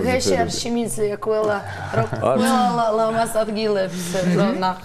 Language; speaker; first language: Georgian; non-native, learner; Russian